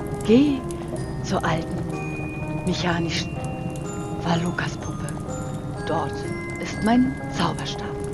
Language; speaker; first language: German; native; German